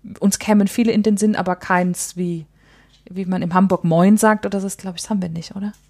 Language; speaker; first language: German; native; German